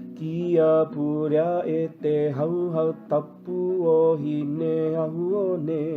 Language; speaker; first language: Māori; non-native, local second language; English